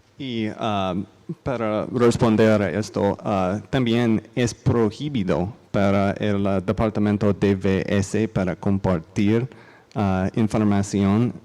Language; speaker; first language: Spanish; non-native, learner; English